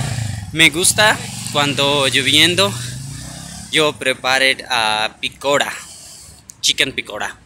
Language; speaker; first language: Spanish; non-native, learner; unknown